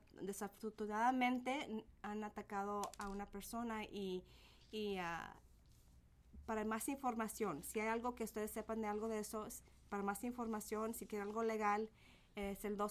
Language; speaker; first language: Spanish; early bilingual, heritage; Spanish